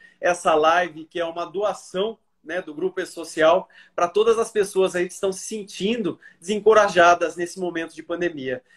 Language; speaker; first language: Portuguese; native; Portuguese